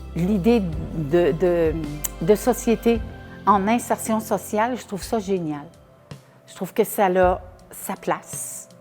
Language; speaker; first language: French; native; French